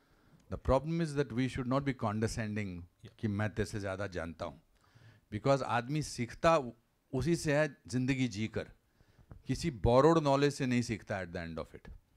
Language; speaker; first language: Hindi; native; Hindi